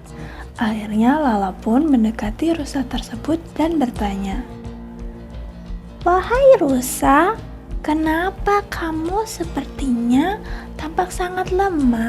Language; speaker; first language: Indonesian; native; Indonesian